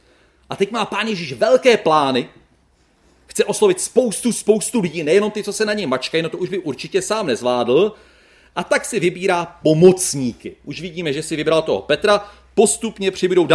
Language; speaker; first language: Czech; native; Czech